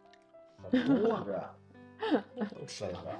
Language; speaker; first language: Chinese; native; Chinese